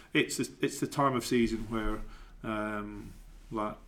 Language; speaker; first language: English; native; English